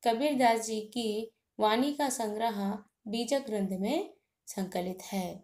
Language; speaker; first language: Hindi; non-native, local second language; Telugu